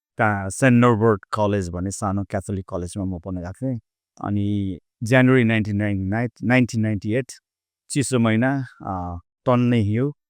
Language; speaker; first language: Nepali; native; Nepali